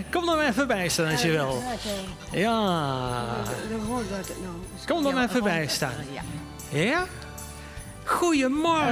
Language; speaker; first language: Dutch; native; Dutch